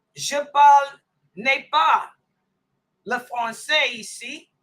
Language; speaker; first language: French; non-native, learner; English